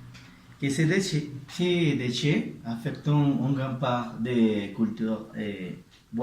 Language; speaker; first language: French; non-native, learner; Spanish